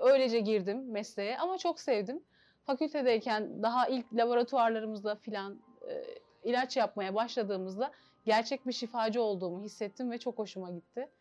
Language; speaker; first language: Turkish; native; Turkish